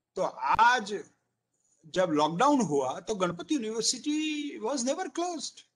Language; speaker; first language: Hindi; non-native, local second language; Gujarati